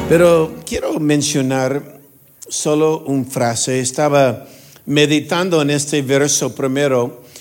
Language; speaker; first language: Spanish; non-native, fluent; English